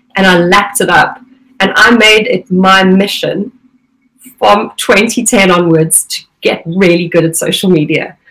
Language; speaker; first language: English; native; English